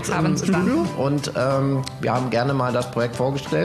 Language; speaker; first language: German; native; German